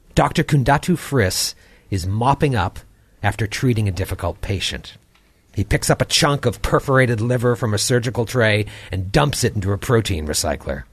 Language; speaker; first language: English; native; English